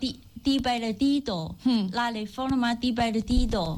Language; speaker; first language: Spanish; non-native, learner; Chinese